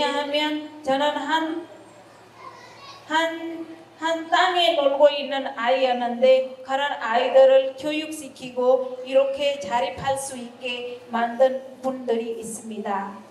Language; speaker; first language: Korean; non-native, learner; Hindi